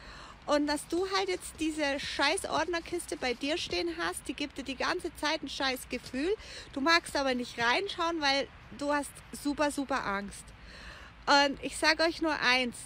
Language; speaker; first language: German; native; German